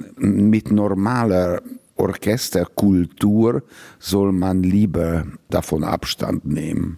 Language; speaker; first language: German; non-native, fluent; Hungarian